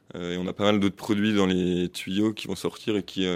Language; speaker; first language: French; native; French